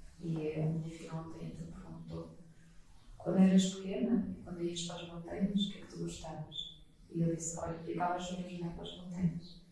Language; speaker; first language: Portuguese; non-native, fluent; Russian